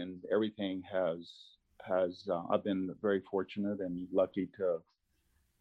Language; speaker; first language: English; non-native, fluent; Spanish